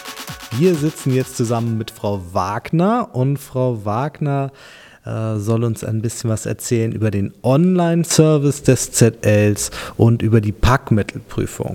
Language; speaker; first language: German; native; German